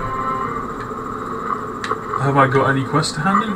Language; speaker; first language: English; native; English